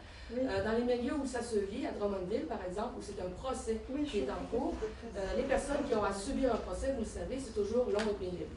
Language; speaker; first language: French; native; French